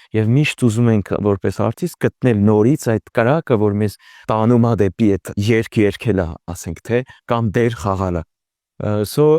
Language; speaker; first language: Armenian; early bilingual, heritage; Armenian